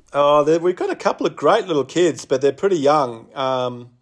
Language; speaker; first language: English; native; English